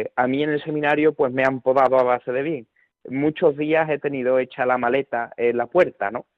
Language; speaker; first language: Spanish; native; Spanish